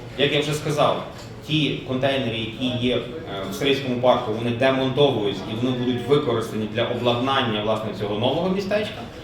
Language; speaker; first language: Ukrainian; native; Ukrainian